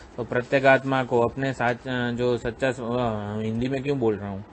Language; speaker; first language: Hindi; non-native, local second language; Gujarati